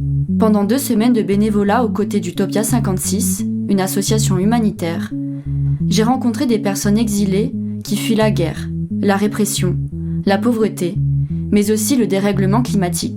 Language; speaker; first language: French; native; French